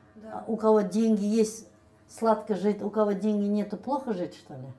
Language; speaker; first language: Russian; non-native, local second language; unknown